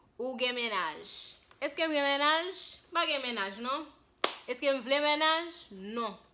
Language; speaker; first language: Haitian Creole; early bilingual, heritage; Haitian Creole